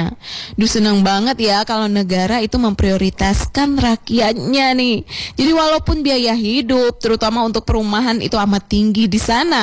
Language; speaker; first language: Indonesian; native; Indonesian